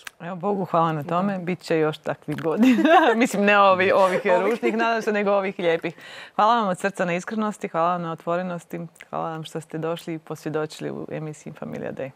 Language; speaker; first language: Croatian; native; Croatian